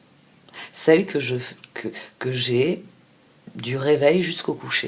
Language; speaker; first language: French; native; French